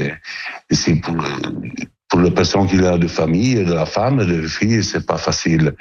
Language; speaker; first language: French; non-native, learner; Italian